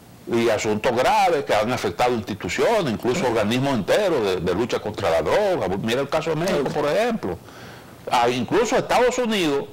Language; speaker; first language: Spanish; native; Spanish